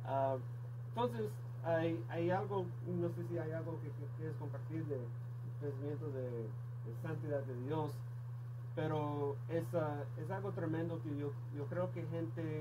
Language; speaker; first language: Spanish; non-native, fluent; English